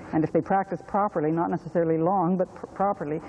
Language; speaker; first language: English; native; English